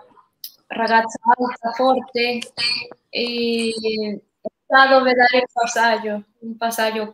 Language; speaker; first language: Italian; non-native, learner; Spanish